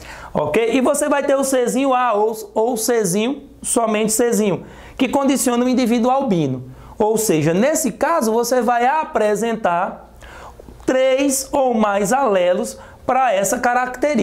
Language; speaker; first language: Portuguese; native; Portuguese